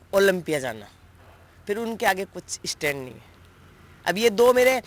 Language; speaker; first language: Hindi; native; Hindi